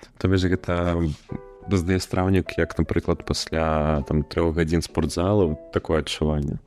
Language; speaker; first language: Belarusian; non-native, local second language; Russian